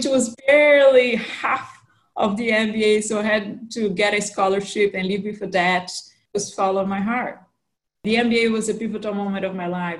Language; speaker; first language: English; non-native, fluent; Portuguese